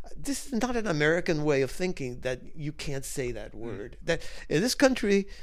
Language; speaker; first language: English; early bilingual, other home language; Spanish